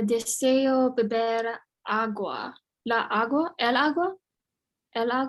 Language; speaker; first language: Spanish; non-native, learner; English